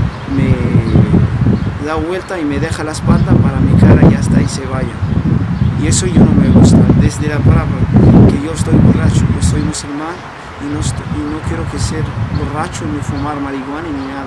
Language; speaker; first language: Spanish; non-native, learner; Arabic